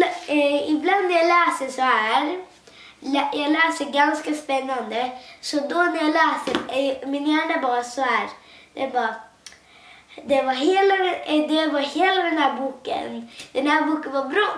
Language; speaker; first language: Swedish; non-native, local second language; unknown